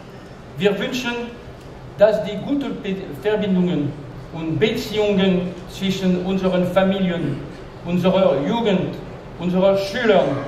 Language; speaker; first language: German; non-native, learner; French